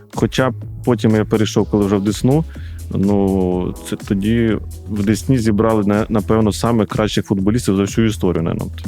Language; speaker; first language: Ukrainian; native; Ukrainian